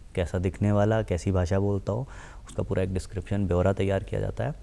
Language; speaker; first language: Hindi; native; Hindi